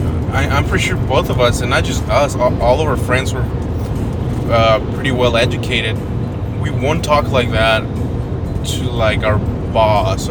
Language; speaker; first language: English; early bilingual, other home language; Spanish